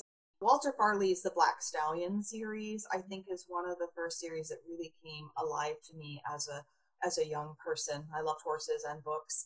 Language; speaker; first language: English; native; English